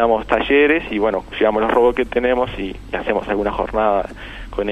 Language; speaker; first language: Spanish; native; Spanish